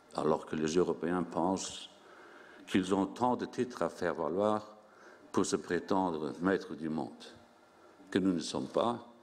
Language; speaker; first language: French; non-native, local second language; Luxembourgish